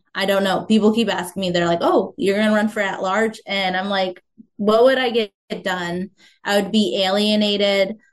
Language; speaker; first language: English; native; English